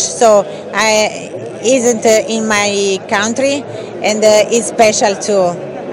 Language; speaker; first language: English; non-native, learner; Italian